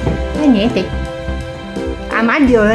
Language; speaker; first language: Italian; non-native, learner; Chinese